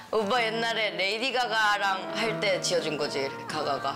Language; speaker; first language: Korean; native; Korean